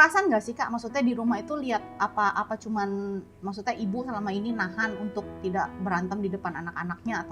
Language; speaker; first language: Indonesian; native; Indonesian